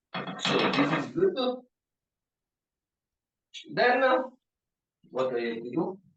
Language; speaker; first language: English; non-native, learner; Italian